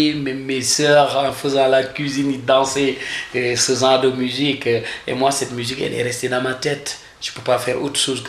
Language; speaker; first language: French; non-native, local second language; Wolof